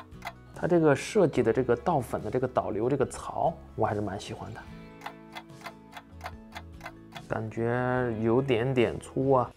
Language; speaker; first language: Chinese; native; Chinese